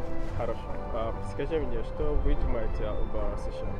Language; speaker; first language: Russian; non-native, learner; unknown